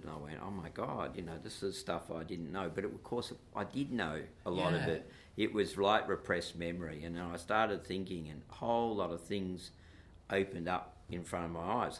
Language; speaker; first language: English; native; English